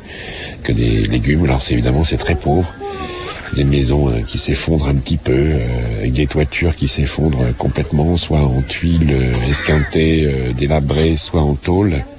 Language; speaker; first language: French; native; French